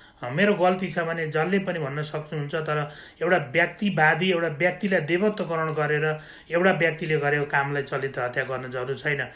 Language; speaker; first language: Nepali; native; Nepali